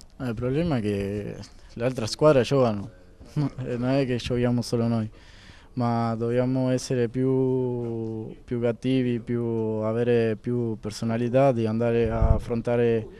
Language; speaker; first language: Italian; non-native, fluent; Spanish